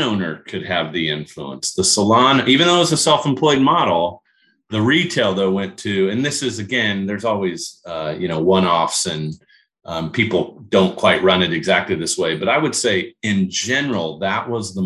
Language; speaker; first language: English; native; English